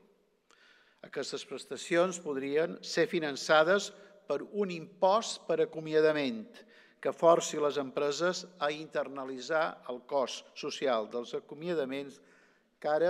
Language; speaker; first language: Catalan; native; Catalan